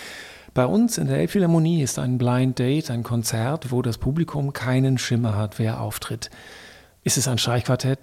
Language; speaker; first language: German; native; German